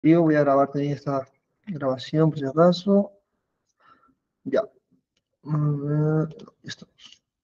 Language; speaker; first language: Spanish; native; Spanish